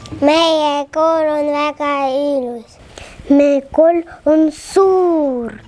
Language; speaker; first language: Estonian; non-native, local second language; Russian